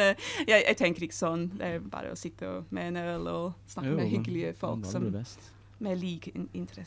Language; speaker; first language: Swedish; non-native, fluent; English